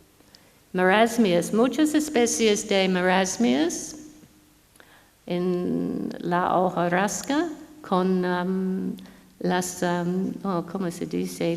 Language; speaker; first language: Spanish; non-native, fluent; English